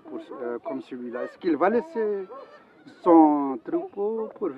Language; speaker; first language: French; non-native, local second language; Arabic